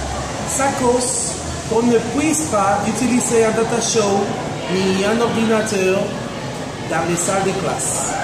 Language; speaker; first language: French; non-native, learner; Spanish